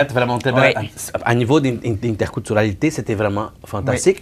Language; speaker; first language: French; non-native, fluent; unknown